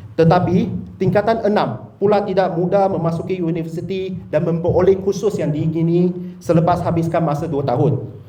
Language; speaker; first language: Malay; non-native, local second language; Chinese